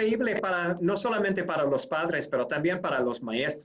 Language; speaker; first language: Spanish; non-native, fluent; English